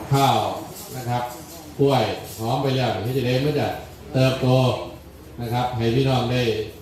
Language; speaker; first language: Thai; native; Thai